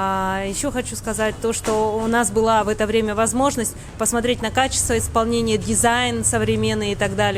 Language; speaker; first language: Russian; native; Russian